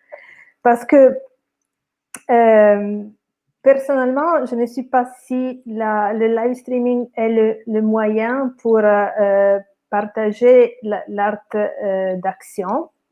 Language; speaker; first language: French; non-native, fluent; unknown